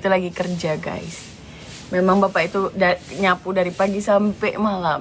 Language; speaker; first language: Indonesian; native; Indonesian